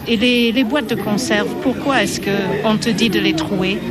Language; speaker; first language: French; native; French